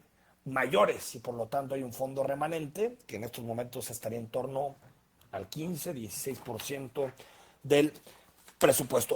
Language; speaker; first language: Spanish; native; Spanish